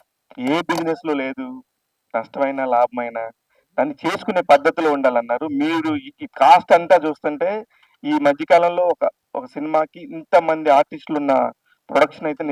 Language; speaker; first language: Telugu; native; Telugu